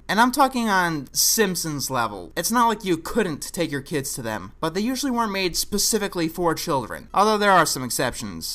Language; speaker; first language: English; native; English